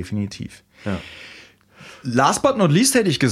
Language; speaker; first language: German; native; German